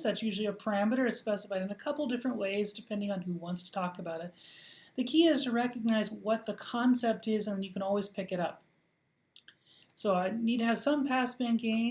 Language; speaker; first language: English; native; English